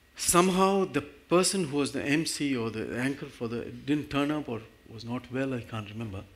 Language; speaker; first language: English; non-native, local second language; Gujarati